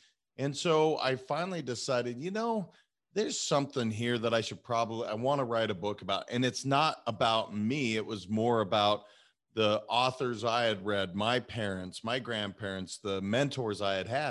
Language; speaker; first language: English; native; English